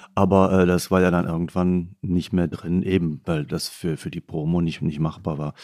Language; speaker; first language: German; non-native, local second language; Limburgish